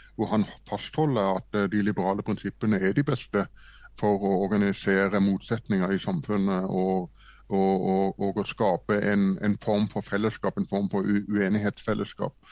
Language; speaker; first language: Norwegian; native; Norwegian